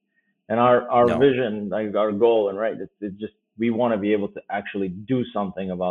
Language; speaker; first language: English; non-native, fluent; Albanian